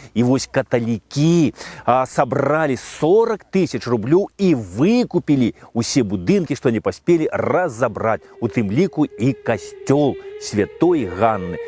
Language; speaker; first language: Belarusian; native; Belarusian